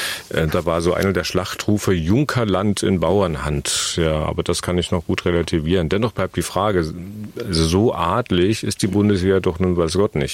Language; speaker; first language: German; native; German